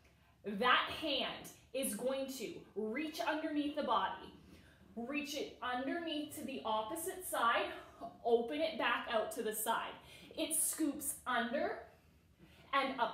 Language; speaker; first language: English; native; English